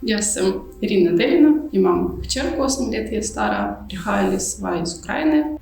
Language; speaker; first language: Slovenian; non-native, learner; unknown